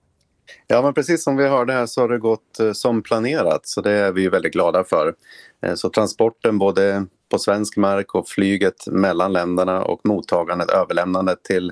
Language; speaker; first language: Swedish; native; Swedish